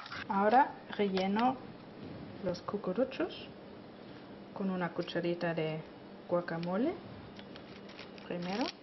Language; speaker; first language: Spanish; non-native, fluent; German